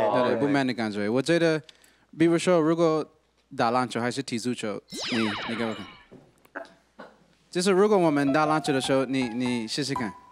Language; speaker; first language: Chinese; non-native, learner; English